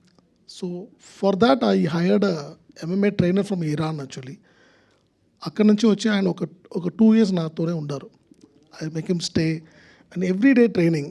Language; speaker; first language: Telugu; non-native, fluent; Tamil